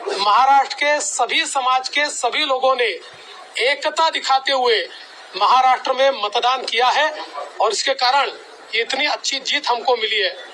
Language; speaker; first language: Hindi; non-native, local second language; Marathi